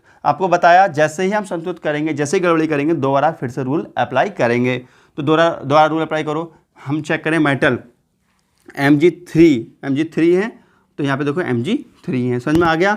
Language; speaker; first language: Hindi; native; Hindi